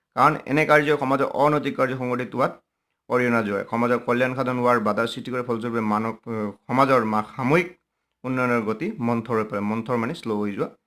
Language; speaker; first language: Assamese; non-native, local second language; Nepali